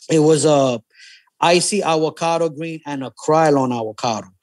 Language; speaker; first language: English; native; English